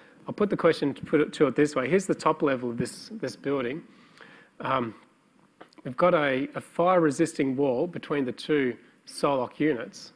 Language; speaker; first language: English; native; English